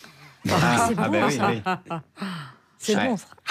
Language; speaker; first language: French; native; French